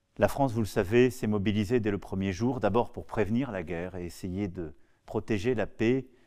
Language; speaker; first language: French; native; French